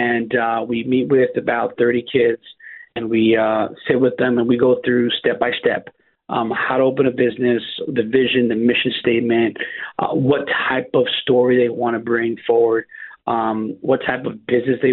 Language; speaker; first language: English; native; English